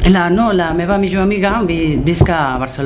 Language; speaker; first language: Catalan; non-native, learner; Spanish